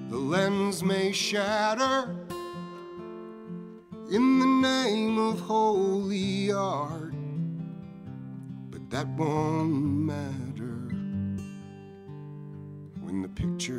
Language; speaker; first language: English; native; English